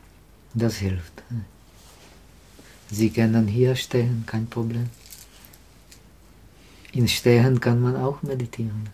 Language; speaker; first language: German; non-native, learner; Czech